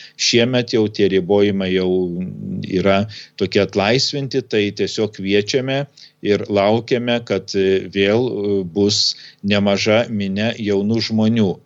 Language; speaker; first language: Lithuanian; native; Lithuanian